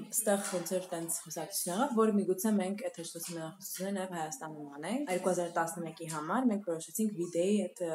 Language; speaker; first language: Armenian; early bilingual, heritage; Armenian